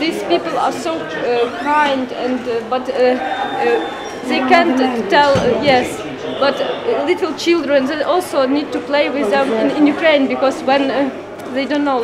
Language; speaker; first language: English; non-native, learner; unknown